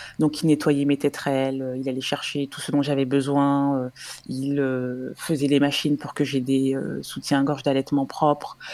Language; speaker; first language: French; native; French